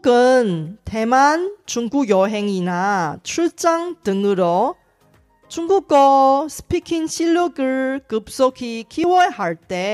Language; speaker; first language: Korean; non-native, fluent; Chinese